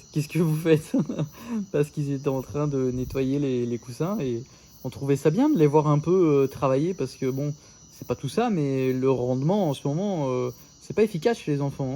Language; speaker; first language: French; native; French